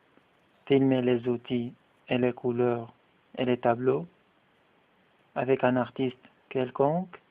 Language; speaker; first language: French; non-native, fluent; Arabic